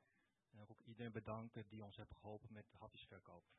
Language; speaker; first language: Dutch; early bilingual, other home language; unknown